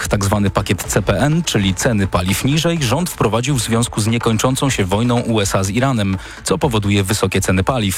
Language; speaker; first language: Polish; native; Polish